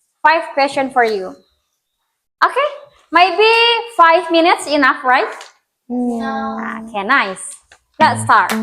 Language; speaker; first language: English; non-native, learner; Indonesian